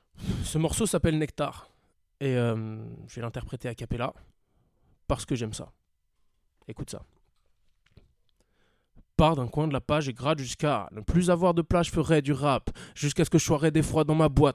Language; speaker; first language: French; native; French